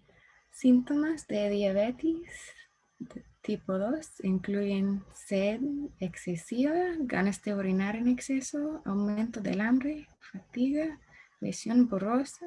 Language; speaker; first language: Spanish; non-native, learner; English